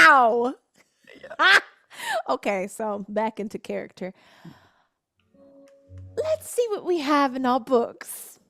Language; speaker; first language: English; native; English